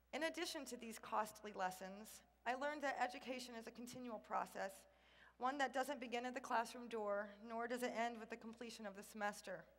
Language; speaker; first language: English; native; English